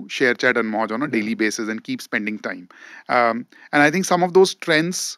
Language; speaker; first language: English; non-native, local second language; Hindi